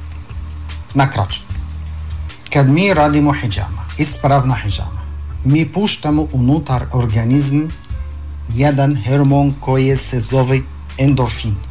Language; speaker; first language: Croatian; non-native, fluent; Arabic